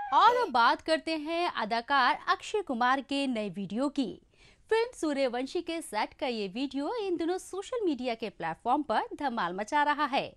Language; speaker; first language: Hindi; non-native, local second language; Kashmiri